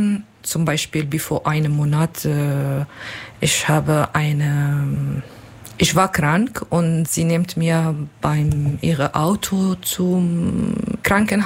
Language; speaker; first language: German; non-native, learner; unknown